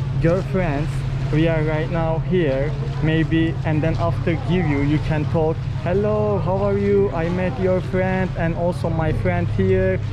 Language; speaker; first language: English; non-native, learner; Turkish